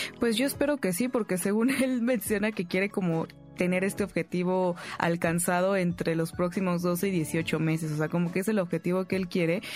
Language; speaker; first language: Spanish; native; Spanish